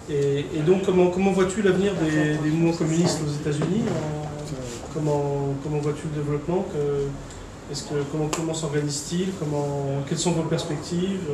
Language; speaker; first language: French; native; French